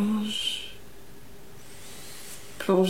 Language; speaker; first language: French; native; French